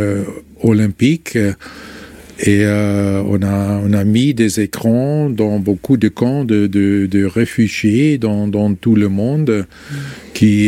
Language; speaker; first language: French; non-native, fluent; German